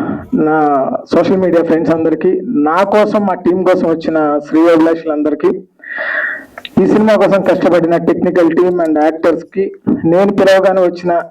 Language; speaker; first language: Telugu; native; Telugu